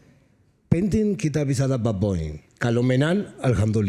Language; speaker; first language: Indonesian; non-native, fluent; Spanish